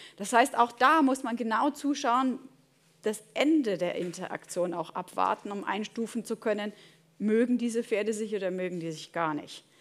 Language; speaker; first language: German; native; German